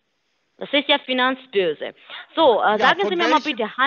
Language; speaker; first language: German; non-native, learner; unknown